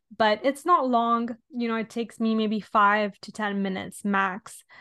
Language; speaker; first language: English; non-native, fluent; Italian